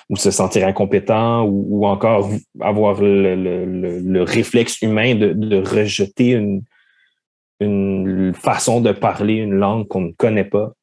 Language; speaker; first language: French; native; French